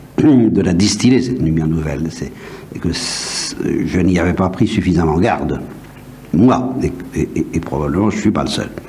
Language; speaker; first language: French; native; French